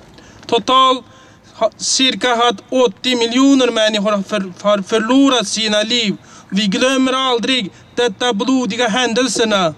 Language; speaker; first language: Swedish; non-native, fluent; Uyghur